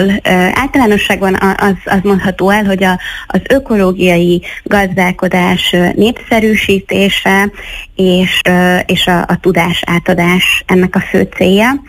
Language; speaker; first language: Hungarian; native; Hungarian